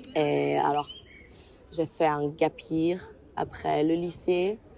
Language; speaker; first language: French; non-native, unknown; German